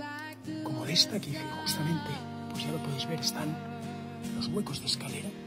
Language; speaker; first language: Spanish; native; Spanish